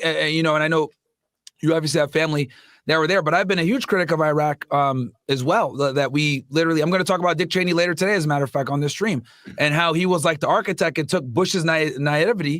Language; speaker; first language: English; native; English